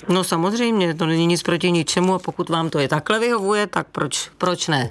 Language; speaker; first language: Czech; native; Czech